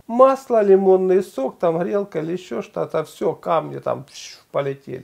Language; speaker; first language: Russian; native; Russian